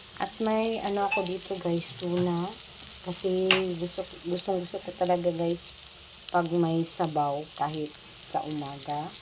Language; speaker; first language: Filipino; non-native, local second language; Cebuano